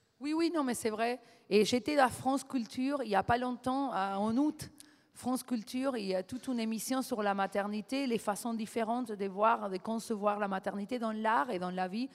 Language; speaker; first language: French; non-native, fluent; Spanish